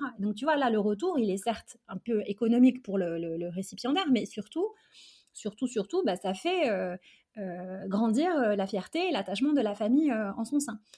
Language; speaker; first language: French; early bilingual, other home language; Arabic